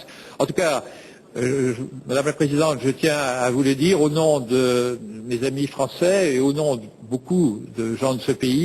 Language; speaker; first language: French; native; French